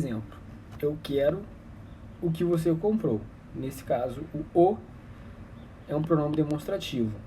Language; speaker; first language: Portuguese; native; Portuguese